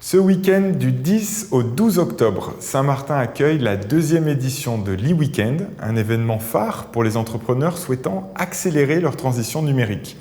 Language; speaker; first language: French; native; French